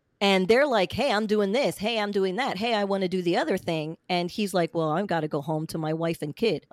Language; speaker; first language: English; native; English